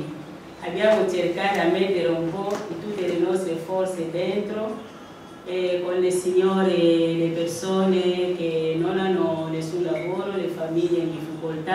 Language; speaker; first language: Italian; non-native, fluent; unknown